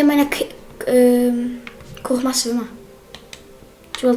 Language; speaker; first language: Welsh; native; Welsh